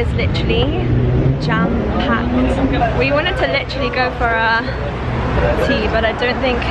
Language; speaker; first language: English; native; English